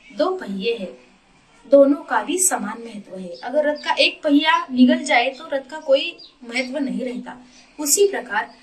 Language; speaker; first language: Hindi; non-native, local second language; Marathi